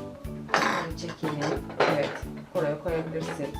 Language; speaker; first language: Turkish; native; Turkish